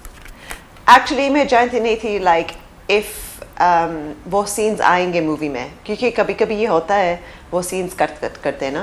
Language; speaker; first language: Hindi; early bilingual, heritage; English